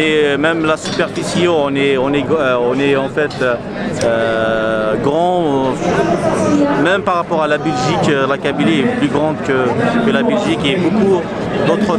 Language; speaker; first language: French; non-native, local second language; Kabyle